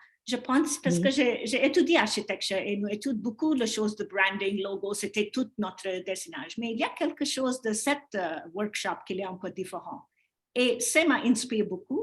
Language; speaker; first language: French; non-native, learner; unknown